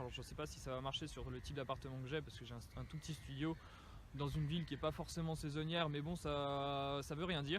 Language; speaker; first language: French; native; French